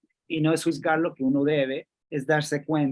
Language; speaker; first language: Spanish; non-native, fluent; English